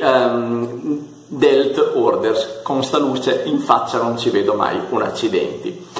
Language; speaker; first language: Italian; native; Italian